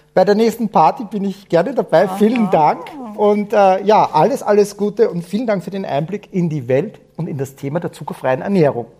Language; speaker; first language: German; native; German